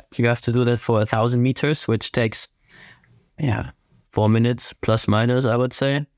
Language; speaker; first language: English; non-native, fluent; German